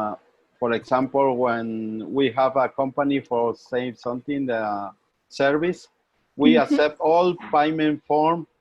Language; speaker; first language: English; non-native, learner; Spanish